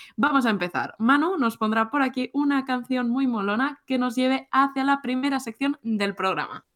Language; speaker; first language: Spanish; native; Spanish